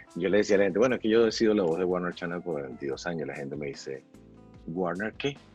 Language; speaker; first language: Spanish; native; Spanish